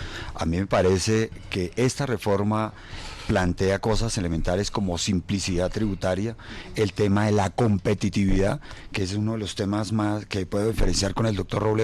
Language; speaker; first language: Spanish; native; Spanish